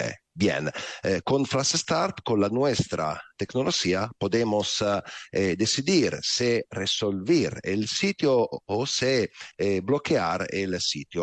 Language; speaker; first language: Spanish; non-native, learner; Italian